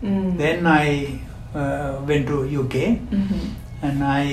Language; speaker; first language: English; non-native, local second language; Sinhala